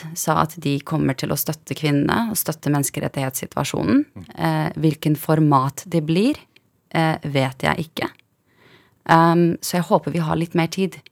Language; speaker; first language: Norwegian; early bilingual, other home language; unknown